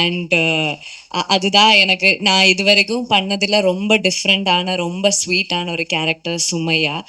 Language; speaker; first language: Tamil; non-native, local second language; Malayalam